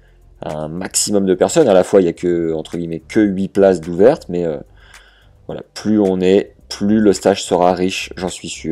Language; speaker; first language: French; native; French